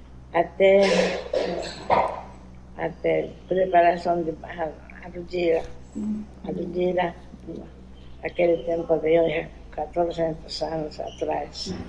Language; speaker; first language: Portuguese; non-native, learner; Japanese